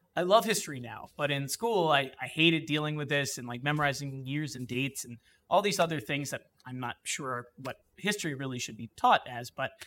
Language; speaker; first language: English; native; English